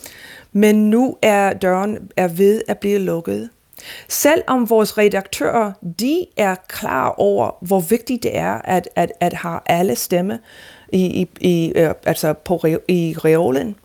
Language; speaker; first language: Danish; non-native, fluent; English